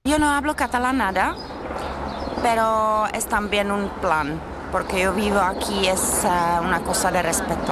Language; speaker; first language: Spanish; non-native, fluent; Czech